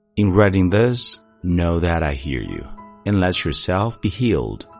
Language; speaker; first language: English; non-native, fluent; Chinese